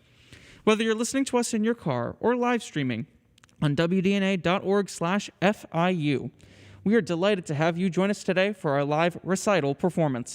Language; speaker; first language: English; native; English